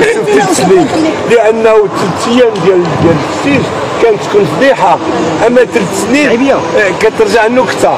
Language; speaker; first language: Arabic; native; Arabic